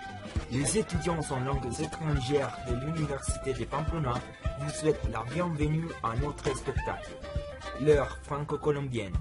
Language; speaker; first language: French; non-native, learner; Spanish